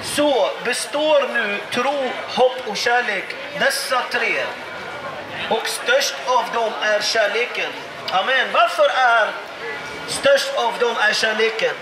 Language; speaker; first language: Swedish; non-native, fluent; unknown